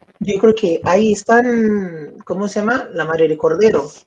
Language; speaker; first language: Spanish; native; Spanish